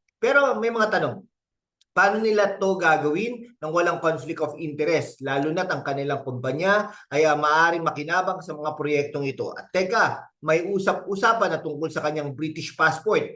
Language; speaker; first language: Filipino; native; Filipino